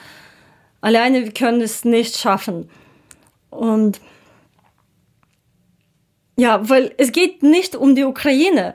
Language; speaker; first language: German; non-native, learner; Ukrainian